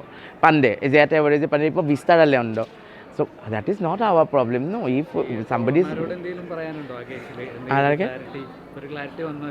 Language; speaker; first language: Malayalam; non-native, fluent; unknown